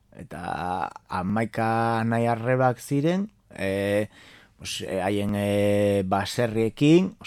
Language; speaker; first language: Basque; non-native, local second language; Galician